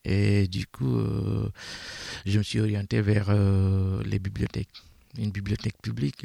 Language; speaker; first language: French; non-native, local second language; Fula